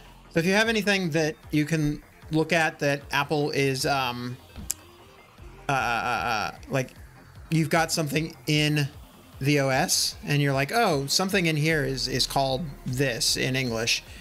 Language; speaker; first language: English; native; English